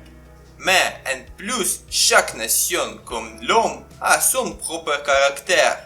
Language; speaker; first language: French; non-native, fluent; Ukrainian